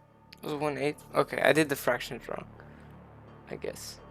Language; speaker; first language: English; native; English